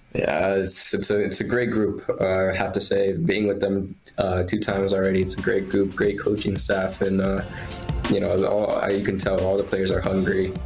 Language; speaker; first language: English; native; English